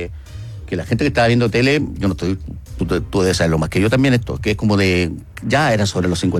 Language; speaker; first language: Spanish; native; Spanish